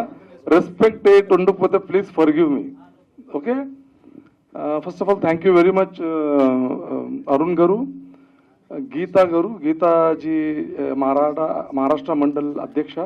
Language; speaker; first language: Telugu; early bilingual, heritage; Telugu